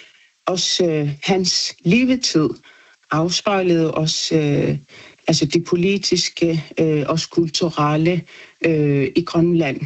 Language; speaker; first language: Danish; non-native, local second language; Kalaallisut